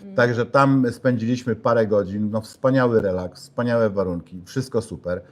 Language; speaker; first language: Polish; native; Polish